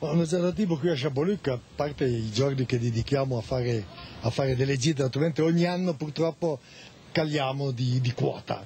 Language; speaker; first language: Italian; native; Italian